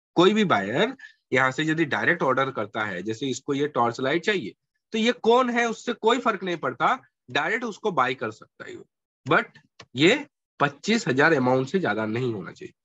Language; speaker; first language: Hindi; non-native, local second language; Marathi